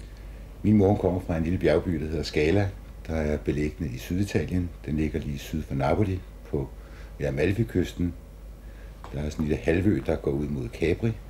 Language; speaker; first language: Danish; native; Danish